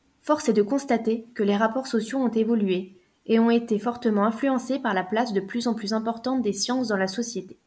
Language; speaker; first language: French; native; French